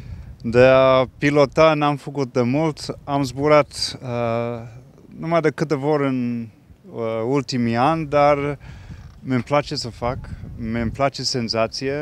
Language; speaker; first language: Romanian; early bilingual, heritage; English